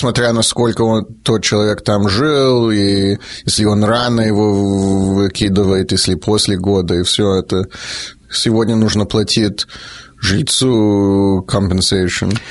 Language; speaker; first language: Russian; early bilingual, heritage; Russian